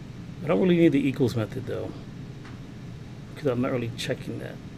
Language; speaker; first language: English; native; English